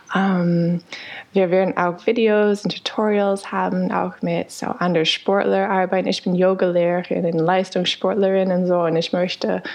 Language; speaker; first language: German; non-native, fluent; English